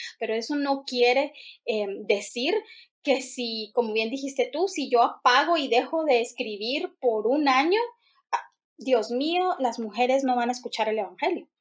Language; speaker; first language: Spanish; native; Spanish